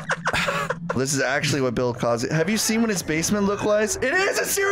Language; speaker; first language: English; native; English